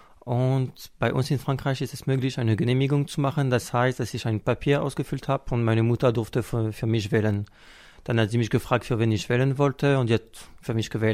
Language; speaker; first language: German; non-native, fluent; French